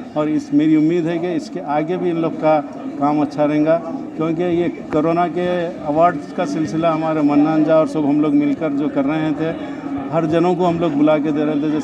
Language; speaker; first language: Hindi; non-native, local second language; Urdu